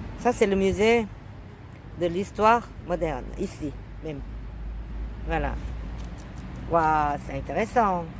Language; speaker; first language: French; non-native, fluent; Korean